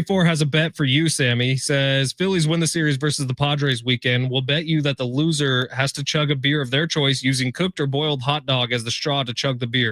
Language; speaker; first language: English; native; English